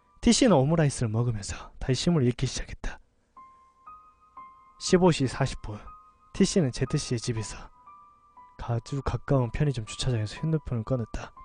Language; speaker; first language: Korean; native; Korean